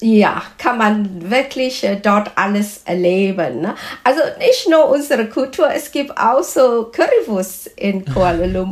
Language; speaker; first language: German; non-native, fluent; Malay